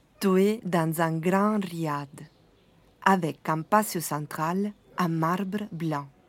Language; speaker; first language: French; non-native, fluent; Italian